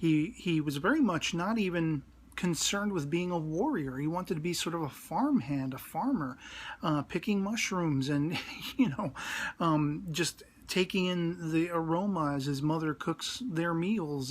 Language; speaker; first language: English; native; English